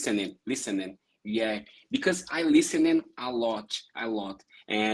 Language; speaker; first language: English; non-native, learner; Portuguese